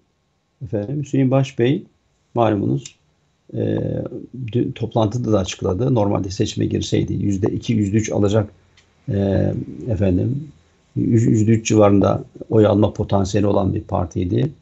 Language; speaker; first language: Turkish; native; Turkish